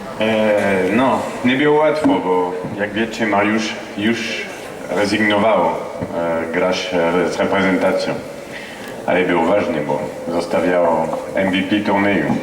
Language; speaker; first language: Polish; non-native, learner; French